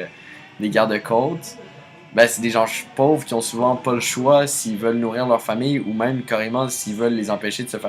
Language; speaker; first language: French; native; French